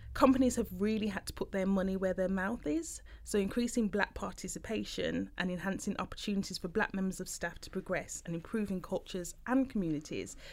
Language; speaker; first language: English; native; English